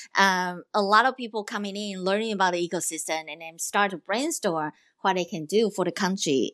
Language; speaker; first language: English; non-native, fluent; Chinese